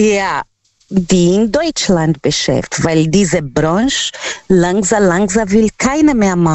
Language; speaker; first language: German; non-native, learner; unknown